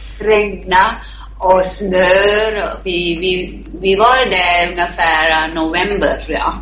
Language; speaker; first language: Swedish; non-native, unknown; Thai